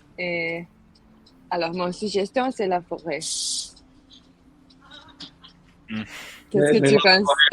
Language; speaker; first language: French; non-native, learner; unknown